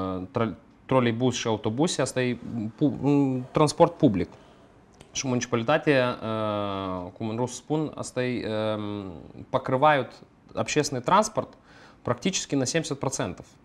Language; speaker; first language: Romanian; non-native, local second language; Russian